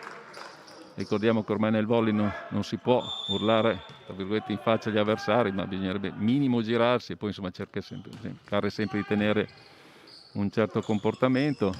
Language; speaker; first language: Italian; native; Italian